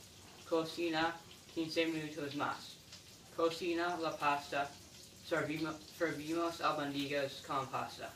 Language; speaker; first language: Spanish; non-native, learner; English